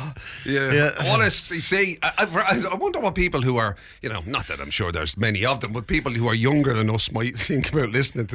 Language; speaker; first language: English; native; English